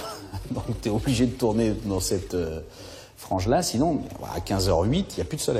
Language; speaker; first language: French; native; French